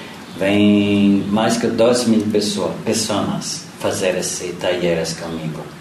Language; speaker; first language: Spanish; non-native, learner; French